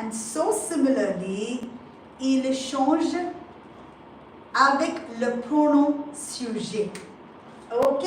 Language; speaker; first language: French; non-native, fluent; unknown